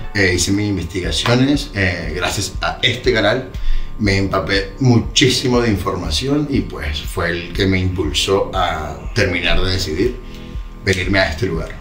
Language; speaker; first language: Spanish; native; Spanish